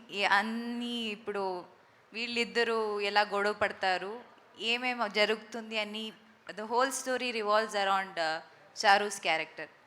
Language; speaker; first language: Telugu; non-native, local second language; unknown